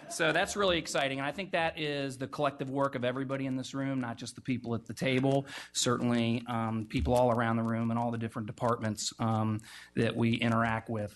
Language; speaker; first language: English; native; English